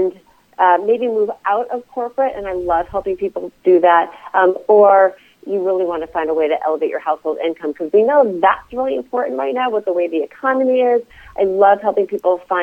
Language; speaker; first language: English; native; English